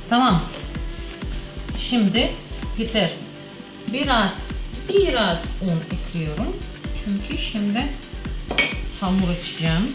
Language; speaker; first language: Turkish; non-native, learner; Russian